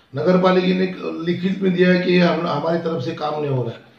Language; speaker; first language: Hindi; non-native, local second language; Marathi